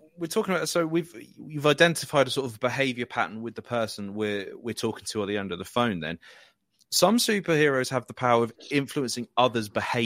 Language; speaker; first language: English; native; English